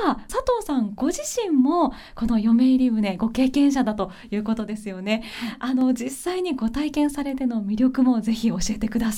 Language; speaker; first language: Japanese; native; Japanese